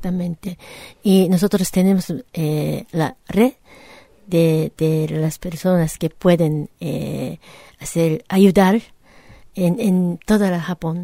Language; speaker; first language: Spanish; non-native, fluent; Japanese